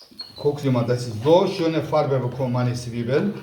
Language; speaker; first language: German; non-native, local second language; Kurdish